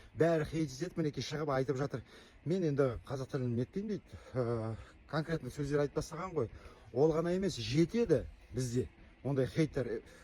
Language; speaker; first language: Kazakh; non-native, local second language; Russian